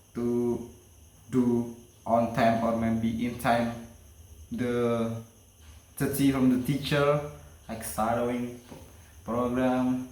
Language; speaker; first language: English; non-native, learner; Indonesian